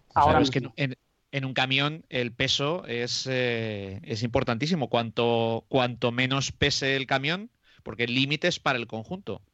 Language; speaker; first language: Spanish; native; Spanish